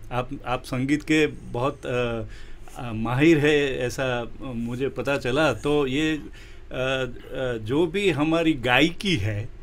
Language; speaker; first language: Hindi; non-native, local second language; Gujarati